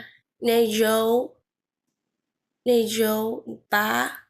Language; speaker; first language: French; non-native, learner; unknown